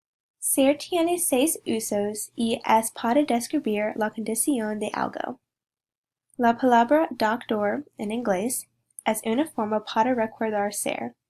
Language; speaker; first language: Spanish; non-native, learner; English